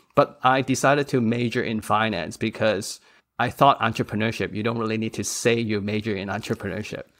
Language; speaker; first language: English; non-native, local second language; Cantonese